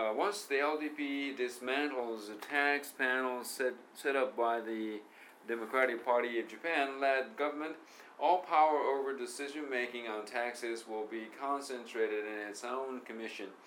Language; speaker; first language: English; non-native, fluent; Japanese